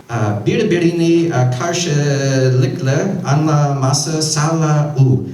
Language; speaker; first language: Turkish; non-native, learner; English